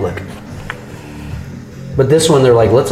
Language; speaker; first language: English; native; English